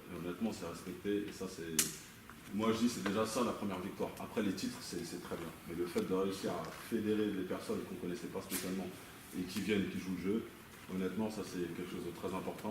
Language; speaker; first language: French; native; French